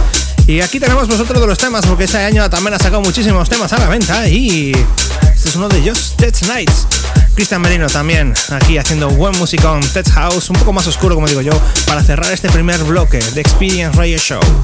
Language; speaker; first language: Spanish; native; Spanish